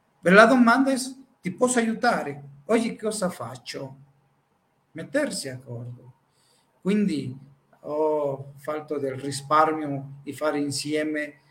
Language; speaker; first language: Italian; non-native, fluent; Spanish